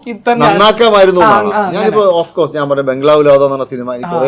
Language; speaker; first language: Malayalam; native; Malayalam